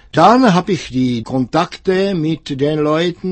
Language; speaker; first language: German; non-native, fluent; Czech